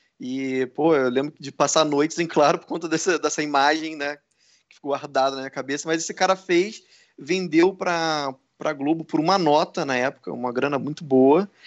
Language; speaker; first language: Portuguese; native; Portuguese